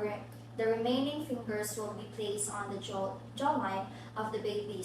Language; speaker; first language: English; non-native, local second language; Filipino